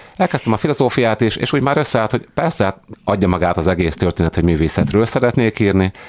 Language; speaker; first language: Hungarian; native; Hungarian